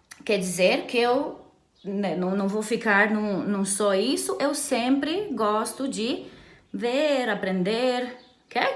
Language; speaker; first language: Portuguese; non-native, fluent; Romanian